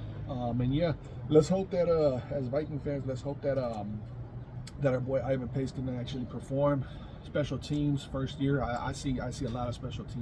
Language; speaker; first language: English; native; English